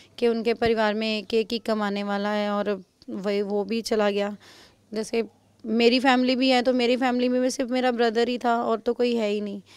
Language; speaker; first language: Hindi; non-native, local second language; Punjabi